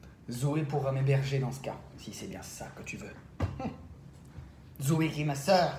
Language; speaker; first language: French; native; French